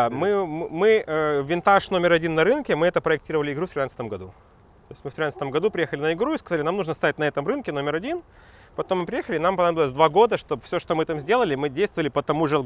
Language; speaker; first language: Russian; native; Russian